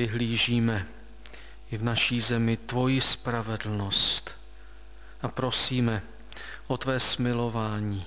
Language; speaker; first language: Czech; native; Czech